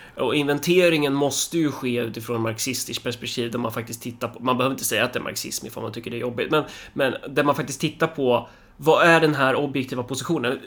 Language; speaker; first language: Swedish; early bilingual, other home language; Somali